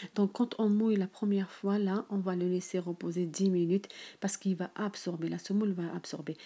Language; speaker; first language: French; non-native, local second language; Arabic